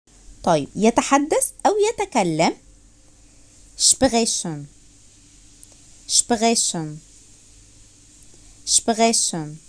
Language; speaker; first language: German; non-native, fluent; Arabic